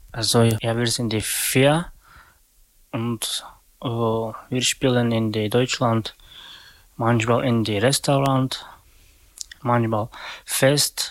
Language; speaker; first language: German; non-native, learner; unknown